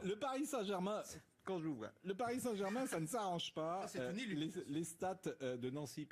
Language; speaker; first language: French; native; French